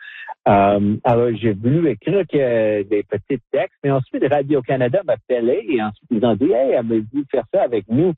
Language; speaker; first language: French; non-native, local second language; English